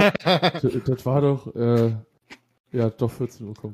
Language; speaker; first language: German; native; German